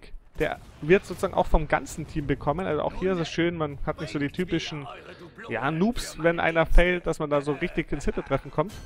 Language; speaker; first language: German; native; German